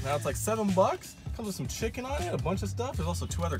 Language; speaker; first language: English; native; English